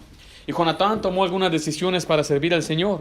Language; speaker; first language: Spanish; native; Spanish